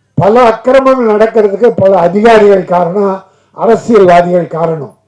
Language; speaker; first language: Tamil; native; Tamil